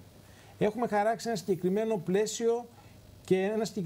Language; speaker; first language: Greek; native; Greek